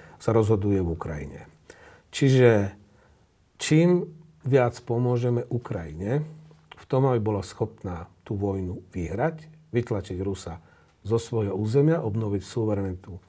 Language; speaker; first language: Slovak; native; Slovak